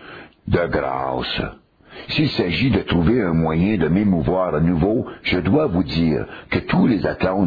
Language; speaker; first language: French; native; French